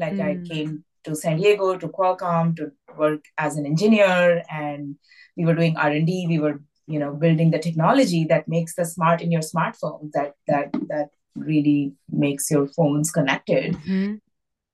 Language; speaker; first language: English; non-native, local second language; Hindi